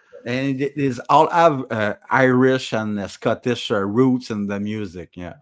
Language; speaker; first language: English; non-native, learner; French